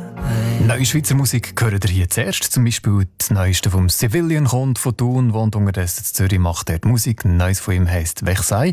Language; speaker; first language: German; native; German